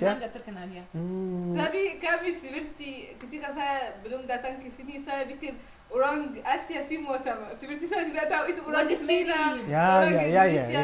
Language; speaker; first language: Indonesian; non-native, learner; Arabic